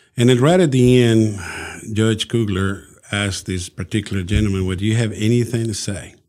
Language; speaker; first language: English; early bilingual, other home language; Spanish